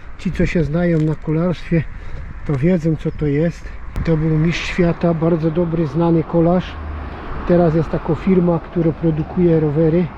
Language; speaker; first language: Polish; native; Polish